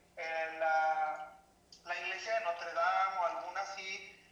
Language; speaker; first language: Spanish; native; Spanish